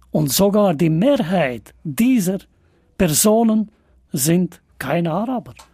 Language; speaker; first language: German; non-native, fluent; Albanian